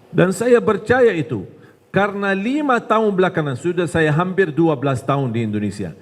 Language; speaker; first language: Indonesian; non-native, fluent; Arabic